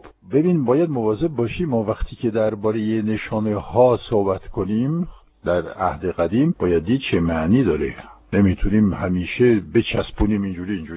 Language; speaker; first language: Persian; non-native, fluent; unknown